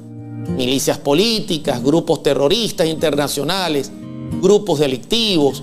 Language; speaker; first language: Spanish; native; Spanish